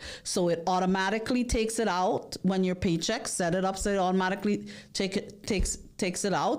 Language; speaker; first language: English; native; English